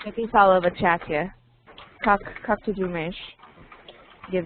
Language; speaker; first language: Russian; non-native, learner; English